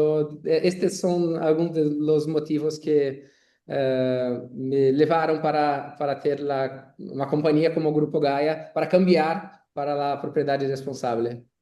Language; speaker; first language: Spanish; non-native, learner; Portuguese